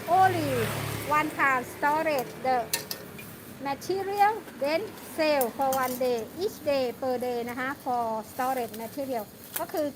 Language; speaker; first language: English; non-native, learner; Thai